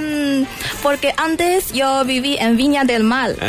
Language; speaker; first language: Spanish; non-native, learner; Chinese